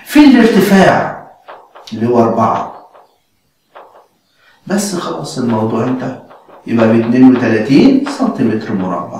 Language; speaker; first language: Arabic; native; Arabic